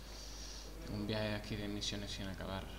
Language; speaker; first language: Spanish; native; Spanish